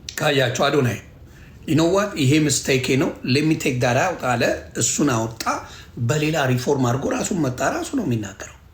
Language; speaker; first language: Amharic; native; Amharic